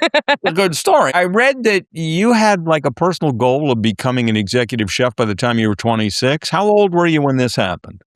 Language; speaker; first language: English; native; English